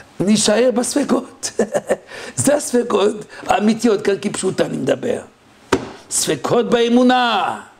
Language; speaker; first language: Hebrew; non-native, fluent; French